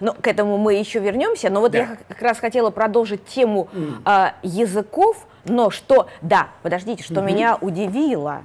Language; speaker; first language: Russian; native; Russian